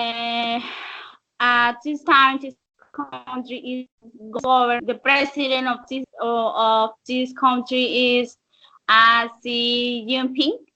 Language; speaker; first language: English; non-native, learner; Spanish